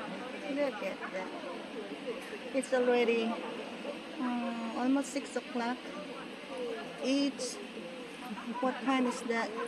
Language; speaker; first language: English; non-native, local second language; Filipino